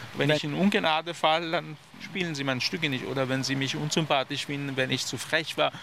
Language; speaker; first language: German; non-native, fluent; Persian